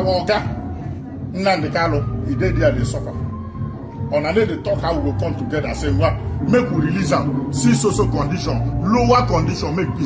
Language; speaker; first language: Nigerian Pidgin; non-native, local second language; Igbo